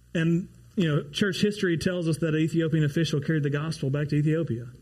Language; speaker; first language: English; native; English